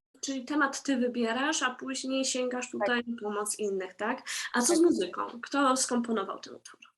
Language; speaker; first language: Polish; native; Polish